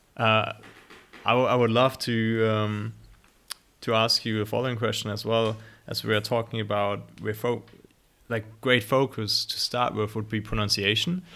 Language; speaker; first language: English; non-native, fluent; German